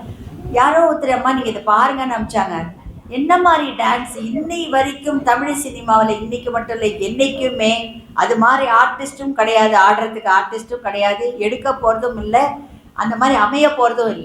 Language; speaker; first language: Tamil; native; Tamil